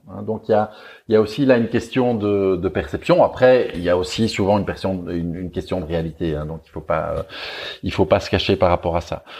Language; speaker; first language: French; native; French